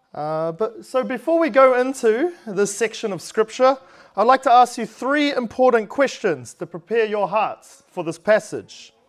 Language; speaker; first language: English; native; English